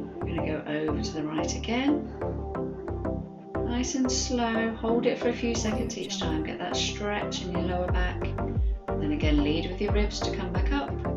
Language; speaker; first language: English; native; English